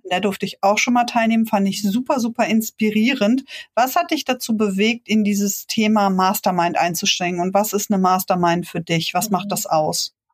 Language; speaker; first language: German; native; German